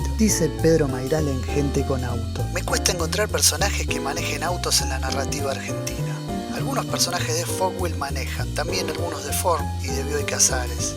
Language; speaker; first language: Spanish; native; Spanish